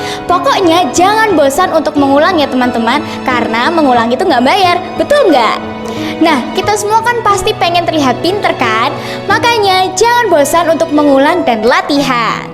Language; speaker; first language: Indonesian; native; Indonesian